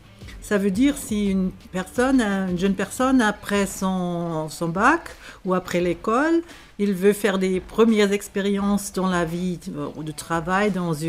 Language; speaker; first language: French; non-native, fluent; German